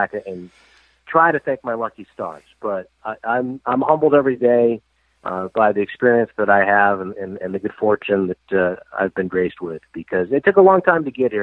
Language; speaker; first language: English; native; English